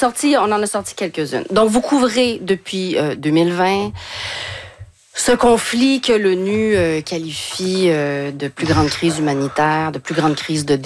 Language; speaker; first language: French; native; French